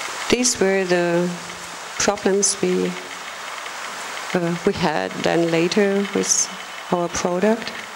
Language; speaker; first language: English; non-native, fluent; German